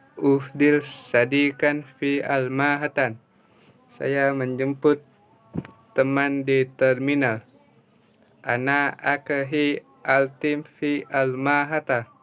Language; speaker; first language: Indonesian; native; Indonesian